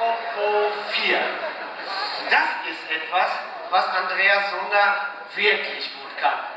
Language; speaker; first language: German; native; German